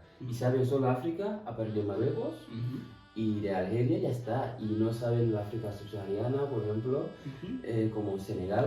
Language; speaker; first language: Spanish; non-native, fluent; Fula